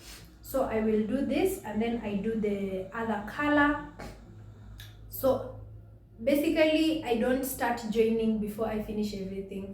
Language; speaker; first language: English; non-native, local second language; Swahili